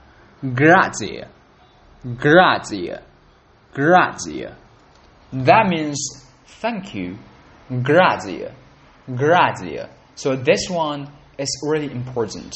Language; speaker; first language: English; non-native, learner; Chinese